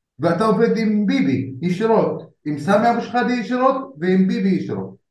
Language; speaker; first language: Hebrew; non-native, local second language; Arabic